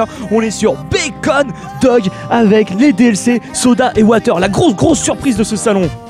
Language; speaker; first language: French; native; French